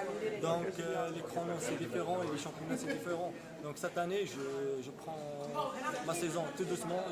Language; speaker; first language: French; non-native, local second language; Arabic